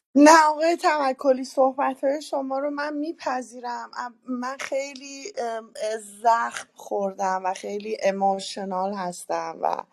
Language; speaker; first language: Persian; native; Persian